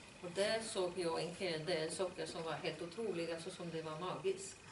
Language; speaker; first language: Swedish; non-native, fluent; Spanish